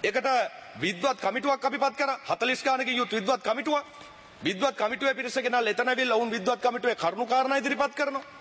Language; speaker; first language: Sinhala; native; Sinhala